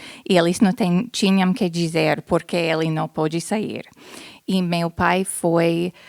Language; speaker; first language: Portuguese; non-native, fluent; English